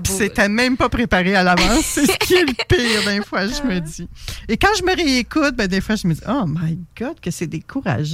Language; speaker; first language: French; native; French